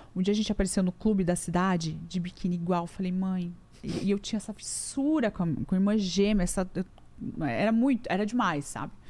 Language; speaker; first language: Portuguese; native; Portuguese